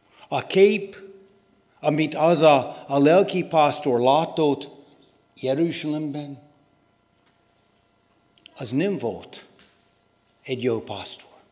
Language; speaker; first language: Hungarian; non-native, learner; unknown